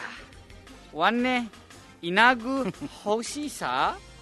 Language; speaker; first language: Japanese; non-native, fluent; Nepali